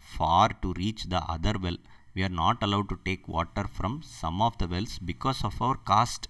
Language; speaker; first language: English; non-native, local second language; Tamil